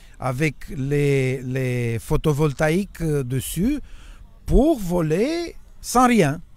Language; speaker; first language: French; non-native, fluent; Romanian